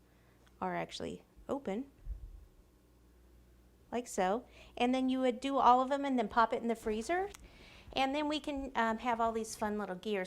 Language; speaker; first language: English; native; English